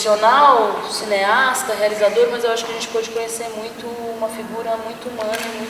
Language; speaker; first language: Portuguese; native; Portuguese